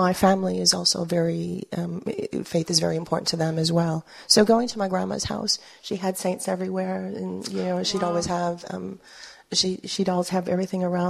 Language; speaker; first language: English; early bilingual, other home language; Spanish